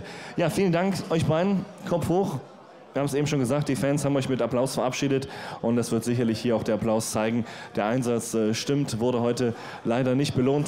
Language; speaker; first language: German; native; German